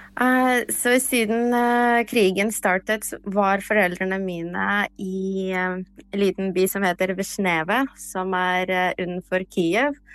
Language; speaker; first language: Norwegian; non-native, fluent; Ukrainian